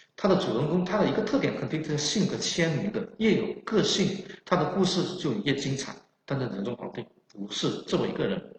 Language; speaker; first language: Chinese; non-native, local second language; Min Nan Chinese